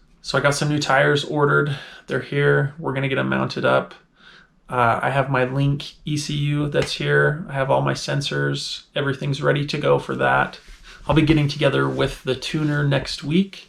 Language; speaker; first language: English; native; English